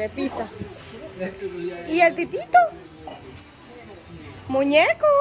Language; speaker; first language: Spanish; native; Spanish